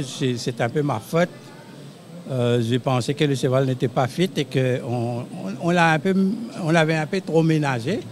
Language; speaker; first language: French; non-native, local second language; Morisyen